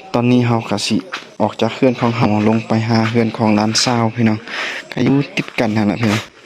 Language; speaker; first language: Lao; non-native, local second language; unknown